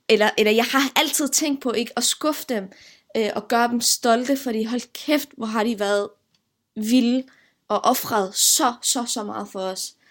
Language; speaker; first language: Danish; early bilingual, other home language; Arabic